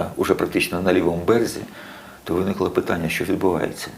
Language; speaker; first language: Ukrainian; native; Ukrainian